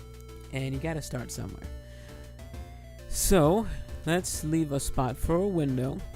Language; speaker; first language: English; native; English